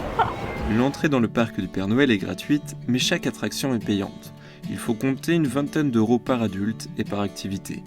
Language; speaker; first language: French; native; French